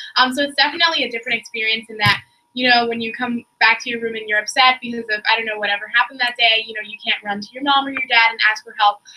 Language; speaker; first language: English; native; English